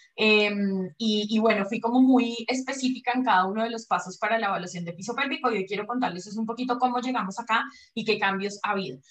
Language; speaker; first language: Spanish; native; Spanish